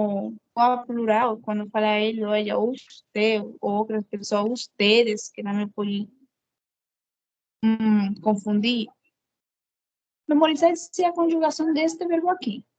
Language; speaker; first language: Portuguese; non-native, fluent; Spanish